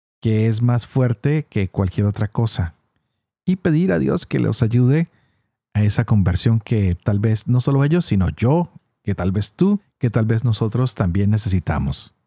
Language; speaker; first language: Spanish; native; Spanish